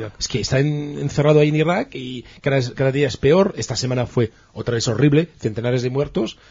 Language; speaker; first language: Spanish; non-native, fluent; French